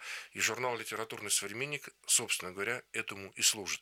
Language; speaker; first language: Russian; native; Russian